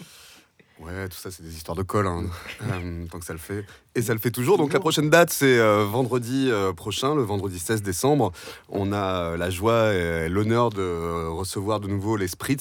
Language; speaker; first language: French; native; French